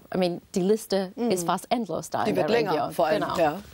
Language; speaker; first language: German; non-native, fluent; English